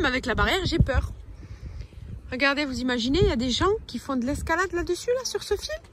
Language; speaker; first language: French; native; French